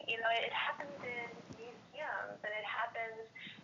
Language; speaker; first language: English; native; English